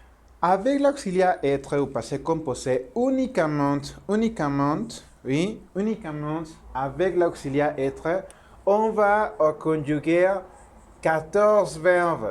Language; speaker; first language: French; non-native, learner; Spanish